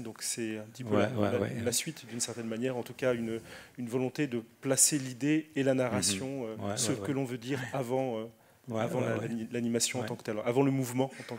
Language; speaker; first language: French; native; French